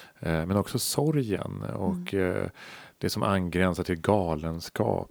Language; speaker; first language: Swedish; native; Swedish